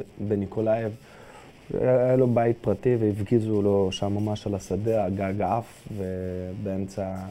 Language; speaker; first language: Hebrew; early bilingual, other home language; Russian